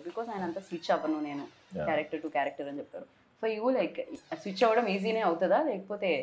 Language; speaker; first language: Telugu; native; Telugu